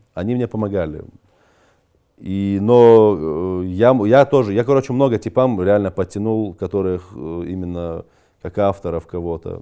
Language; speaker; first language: Russian; native; Russian